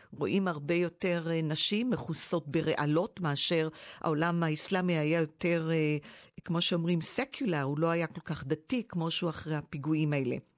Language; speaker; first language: Hebrew; native; Hebrew